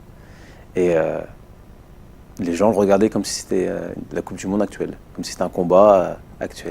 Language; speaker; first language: French; native; French